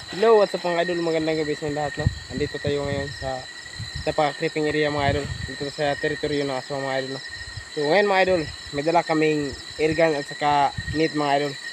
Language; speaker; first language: Filipino; non-native, local second language; Cebuano